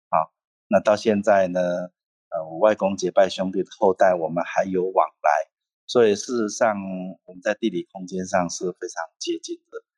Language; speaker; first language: Chinese; non-native, local second language; Hakka Chinese